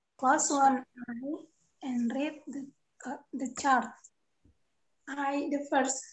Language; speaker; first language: English; non-native, learner; Indonesian